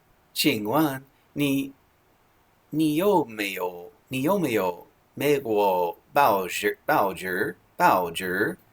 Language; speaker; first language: Chinese; non-native, learner; English